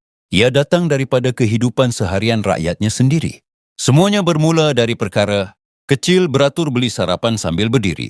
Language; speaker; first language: Malay; native; Malay